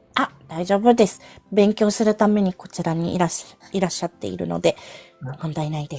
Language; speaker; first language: Japanese; non-native, fluent; Filipino